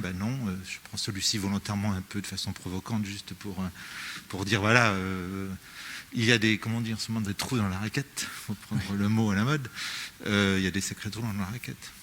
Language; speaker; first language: French; native; French